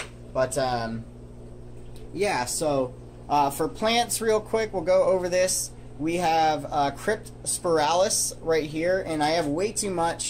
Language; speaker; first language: English; native; English